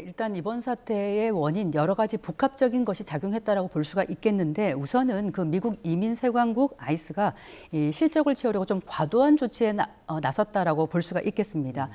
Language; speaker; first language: Korean; native; Korean